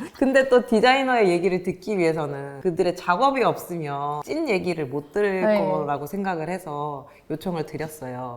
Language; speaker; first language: Korean; native; Korean